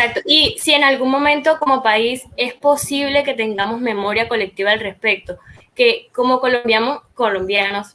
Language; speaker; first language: Spanish; native; Spanish